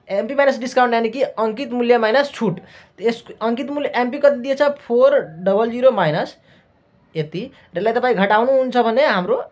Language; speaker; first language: Nepali; non-native, local second language; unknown